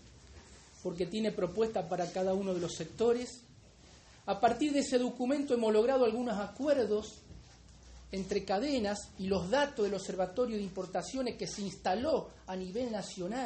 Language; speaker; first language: Spanish; native; Spanish